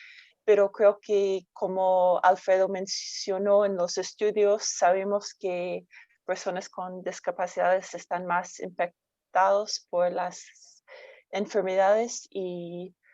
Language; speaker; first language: Spanish; non-native, fluent; English